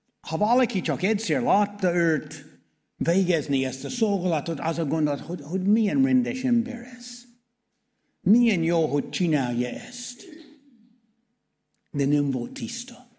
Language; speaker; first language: Hungarian; non-native, learner; English